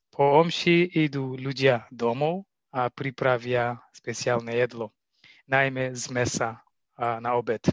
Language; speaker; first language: Slovak; non-native, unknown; Tigrinya